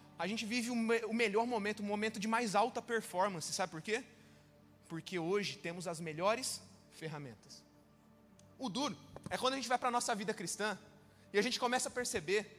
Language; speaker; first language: Portuguese; native; Portuguese